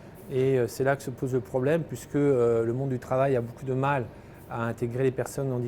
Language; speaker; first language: French; native; French